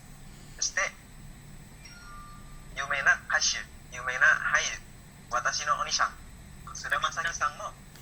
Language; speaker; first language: Japanese; non-native, learner; Indonesian